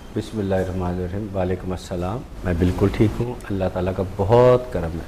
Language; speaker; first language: Urdu; native; Urdu